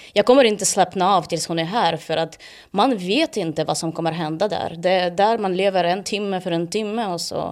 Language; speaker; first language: Swedish; non-native, fluent; Ukrainian